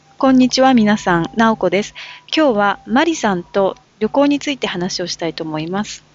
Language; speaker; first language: Japanese; native; Japanese